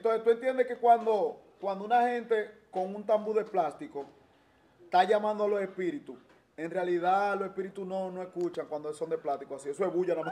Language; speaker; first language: Spanish; native; Spanish